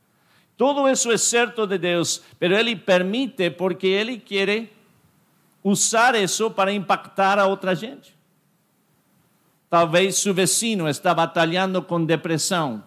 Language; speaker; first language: Portuguese; non-native, fluent; English